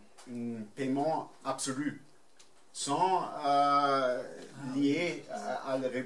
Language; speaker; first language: French; non-native, fluent; German